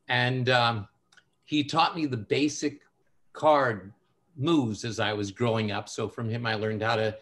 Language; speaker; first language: English; native; English